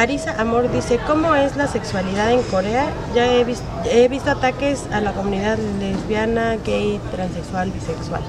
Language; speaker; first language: Spanish; native; Spanish